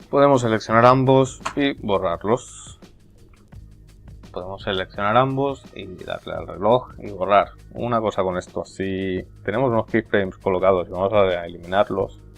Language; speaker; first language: Spanish; native; Spanish